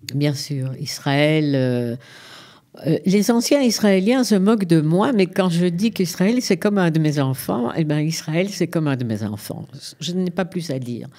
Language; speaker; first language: French; native; French